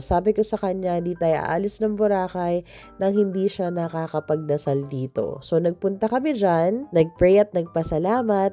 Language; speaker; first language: Filipino; native; Filipino